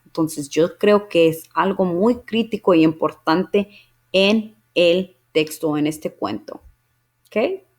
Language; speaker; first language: Spanish; early bilingual, heritage; Spanish